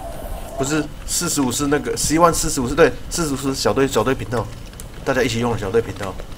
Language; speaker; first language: Chinese; native; Chinese